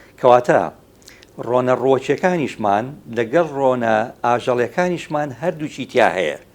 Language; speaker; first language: Central Kurdish; native; Central Kurdish